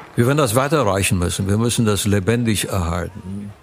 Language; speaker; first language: German; early bilingual, other home language; Romanian